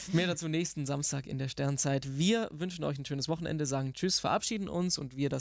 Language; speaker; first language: German; native; German